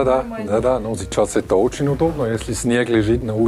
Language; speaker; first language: Russian; non-native, learner; German